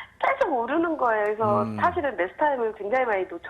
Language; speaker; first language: Korean; native; Korean